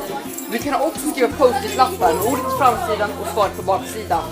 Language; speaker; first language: Swedish; native; Swedish